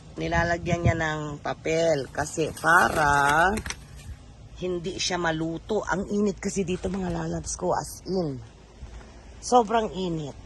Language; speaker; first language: Filipino; non-native, local second language; Iloko